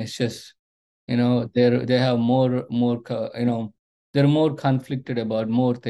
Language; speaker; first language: English; non-native, local second language; Telugu